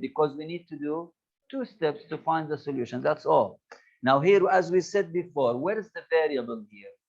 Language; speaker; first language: English; non-native, local second language; Arabic